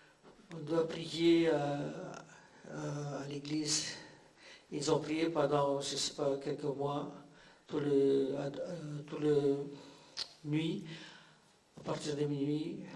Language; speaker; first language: French; non-native, fluent; Indonesian